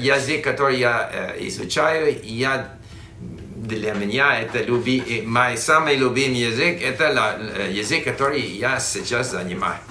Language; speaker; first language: Russian; non-native, fluent; English